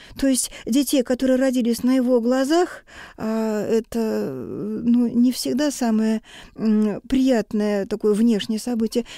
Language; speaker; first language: Russian; native; Russian